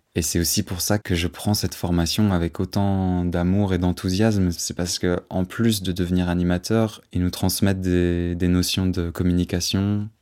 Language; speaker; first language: French; native; French